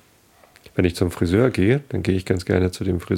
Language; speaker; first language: German; native; German